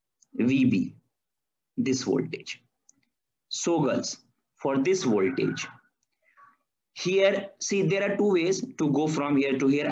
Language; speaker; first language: English; non-native, fluent; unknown